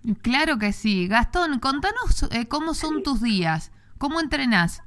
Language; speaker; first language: Spanish; native; Spanish